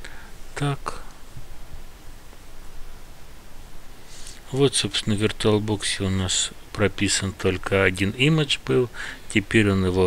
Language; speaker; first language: Russian; native; Russian